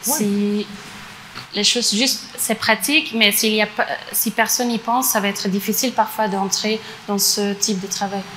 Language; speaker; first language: French; non-native, fluent; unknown